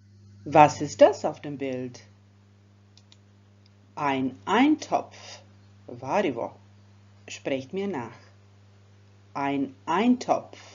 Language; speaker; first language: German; non-native, fluent; Croatian